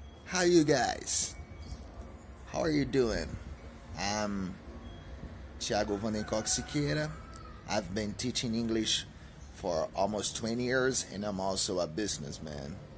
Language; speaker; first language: English; non-native, fluent; Portuguese